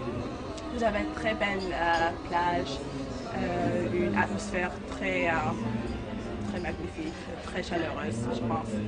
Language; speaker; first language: French; non-native, learner; English